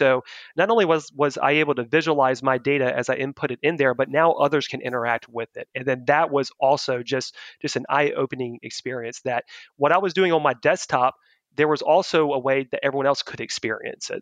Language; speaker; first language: English; native; English